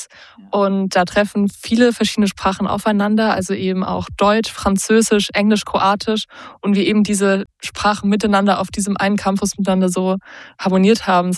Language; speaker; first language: German; native; German